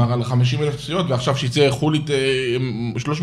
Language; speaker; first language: Hebrew; native; Hebrew